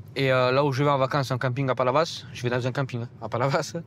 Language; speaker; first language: French; native; French